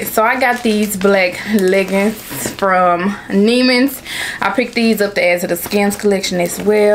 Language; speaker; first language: English; native; English